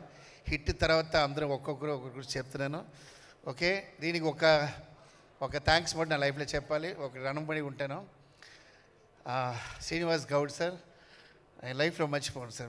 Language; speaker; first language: Telugu; non-native, learner; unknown